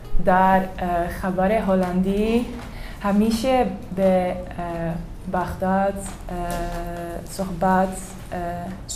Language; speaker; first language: Persian; non-native, learner; Dutch